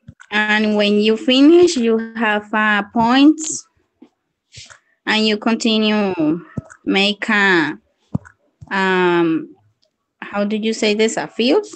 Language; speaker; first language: English; non-native, learner; Spanish